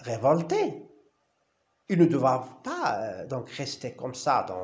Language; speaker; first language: French; non-native, local second language; Arabic